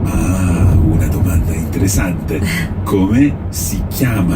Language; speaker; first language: Italian; non-native, fluent; English